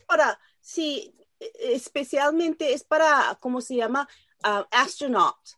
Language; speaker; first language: Spanish; non-native, learner; Japanese